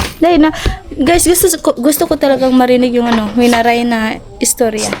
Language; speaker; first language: Filipino; non-native, local second language; Cebuano